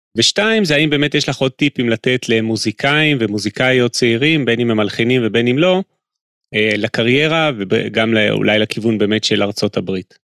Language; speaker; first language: Hebrew; native; Hebrew